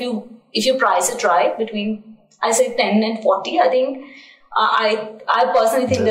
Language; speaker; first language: English; non-native, local second language; Hindi